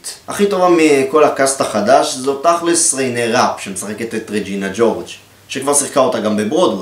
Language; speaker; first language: Hebrew; native; Hebrew